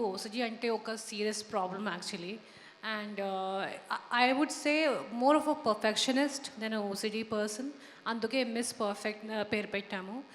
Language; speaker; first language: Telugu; non-native, fluent; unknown